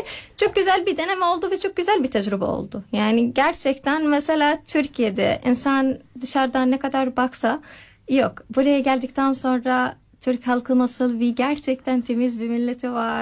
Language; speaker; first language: Turkish; non-native, learner; Arabic